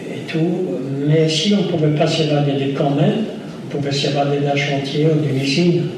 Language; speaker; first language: French; non-native, fluent; Yiddish